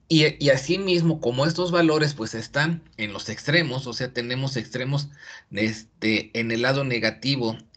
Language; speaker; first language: Spanish; native; Spanish